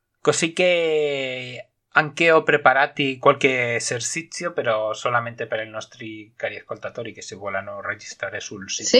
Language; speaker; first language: Italian; non-native, learner; Spanish